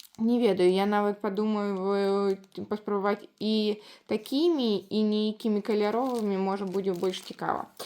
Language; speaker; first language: Belarusian; non-native, local second language; Russian